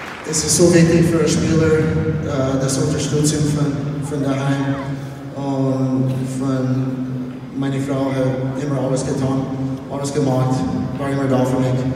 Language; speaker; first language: German; non-native, fluent; English